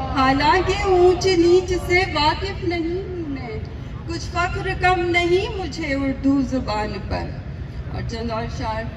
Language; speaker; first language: Urdu; non-native, local second language; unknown